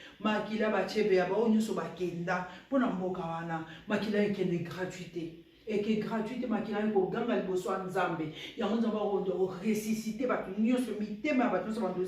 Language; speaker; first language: Lingala; non-native, local second language; Luba-Lulua